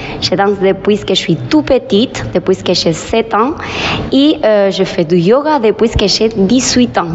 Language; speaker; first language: French; non-native, fluent; Spanish